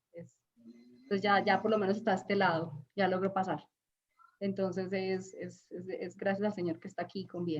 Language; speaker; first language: Spanish; native; Spanish